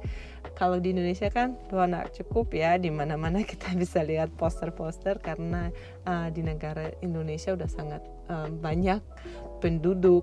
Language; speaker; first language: Indonesian; non-native, fluent; Russian